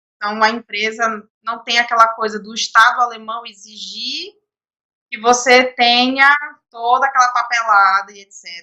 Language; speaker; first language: Portuguese; native; Portuguese